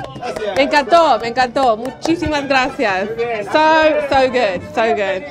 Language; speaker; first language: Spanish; non-native, learner; English